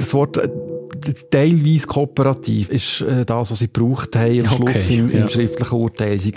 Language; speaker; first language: German; native; German